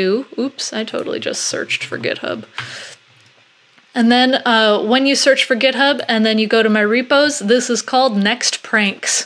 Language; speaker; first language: English; native; English